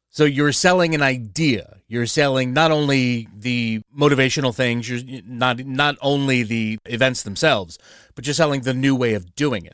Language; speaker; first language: English; native; English